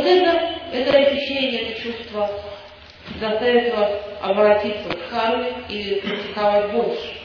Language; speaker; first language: Russian; native; Russian